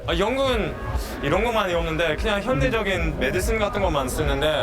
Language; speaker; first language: Korean; non-native, fluent; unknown